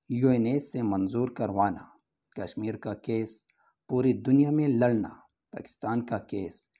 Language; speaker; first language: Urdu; non-native, local second language; Pashto